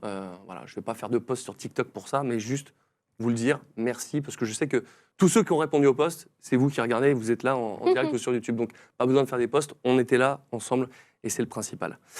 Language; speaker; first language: French; native; French